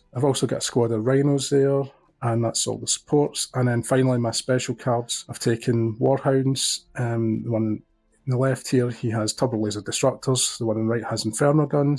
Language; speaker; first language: English; native; English